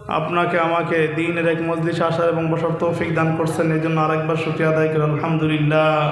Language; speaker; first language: Bangla; native; Bangla